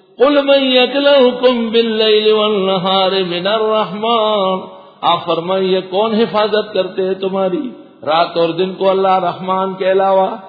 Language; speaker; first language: Urdu; non-native, local second language; Pashto